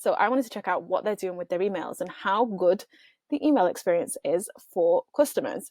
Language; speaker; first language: English; native; English